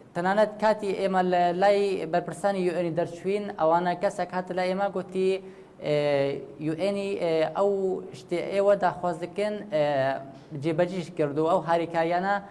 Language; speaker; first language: Central Kurdish; non-native, local second language; Kurdish